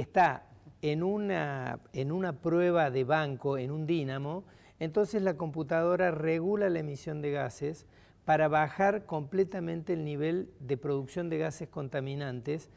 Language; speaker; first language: Spanish; native; Spanish